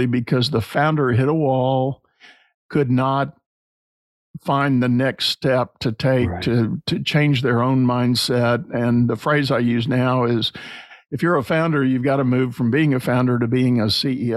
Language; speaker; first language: English; native; English